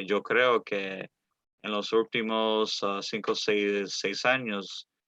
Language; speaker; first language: Spanish; early bilingual, heritage; Spanish